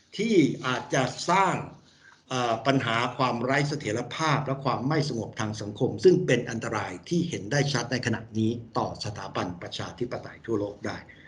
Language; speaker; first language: Thai; native; Thai